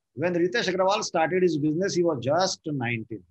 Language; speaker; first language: English; non-native, local second language; Marathi